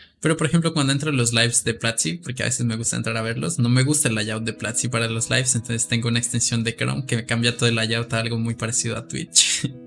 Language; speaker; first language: Spanish; native; Spanish